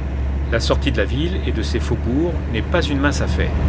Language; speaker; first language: French; native; French